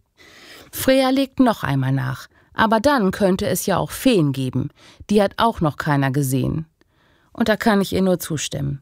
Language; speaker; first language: German; native; German